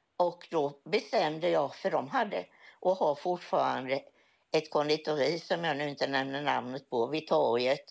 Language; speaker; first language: Swedish; native; Swedish